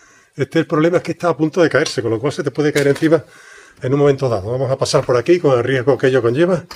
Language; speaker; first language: Spanish; native; Spanish